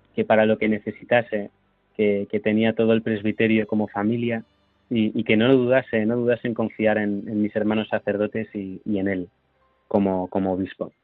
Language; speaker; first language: Spanish; native; Spanish